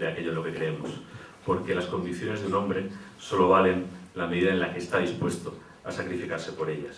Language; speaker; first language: Spanish; native; Spanish